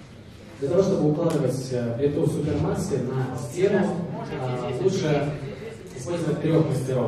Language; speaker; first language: Russian; native; Russian